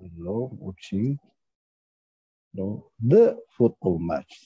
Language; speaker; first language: English; non-native, learner; Turkish